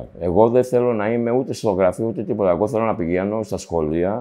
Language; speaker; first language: Greek; early bilingual, heritage; Greek